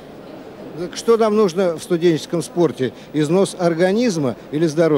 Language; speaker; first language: Russian; native; Russian